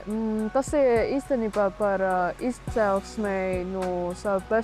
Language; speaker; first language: Latvian; early bilingual, other home language; Vietnamese